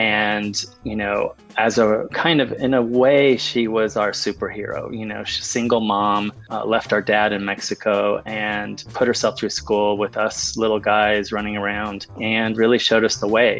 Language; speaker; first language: English; early bilingual, other home language; Spanish